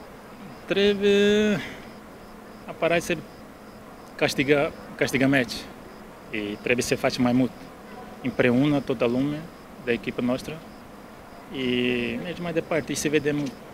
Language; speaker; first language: Romanian; non-native, learner; Portuguese